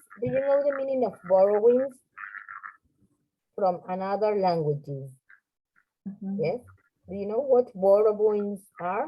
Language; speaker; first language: English; non-native, fluent; Spanish